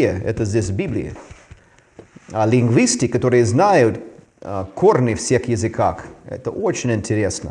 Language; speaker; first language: Russian; non-native, fluent; English